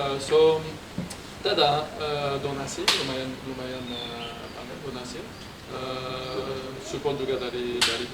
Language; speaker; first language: Indonesian; non-native, fluent; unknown